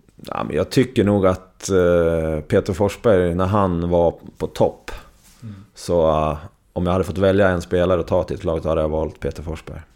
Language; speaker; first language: Swedish; native; Swedish